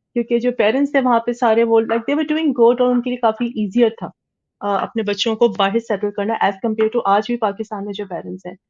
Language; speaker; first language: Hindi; early bilingual, heritage; Urdu